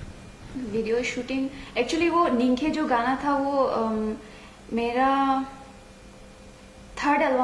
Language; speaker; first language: Hindi; non-native, local second language; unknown